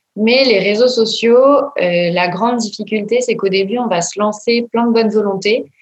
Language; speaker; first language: French; native; French